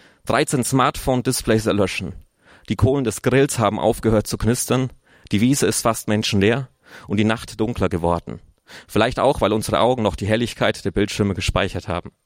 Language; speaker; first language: German; native; German